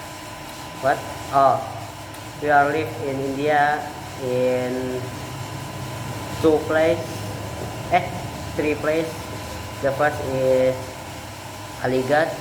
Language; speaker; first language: English; non-native, learner; Indonesian